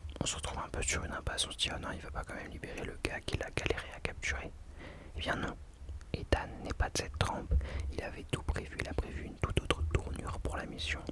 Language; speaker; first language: French; native; French